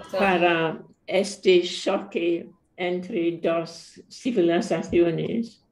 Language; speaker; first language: Spanish; non-native, fluent; English